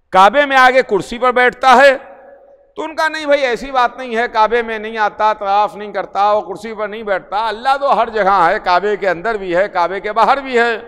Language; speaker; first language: Urdu; native; Urdu